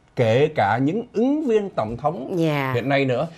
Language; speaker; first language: Vietnamese; native; Vietnamese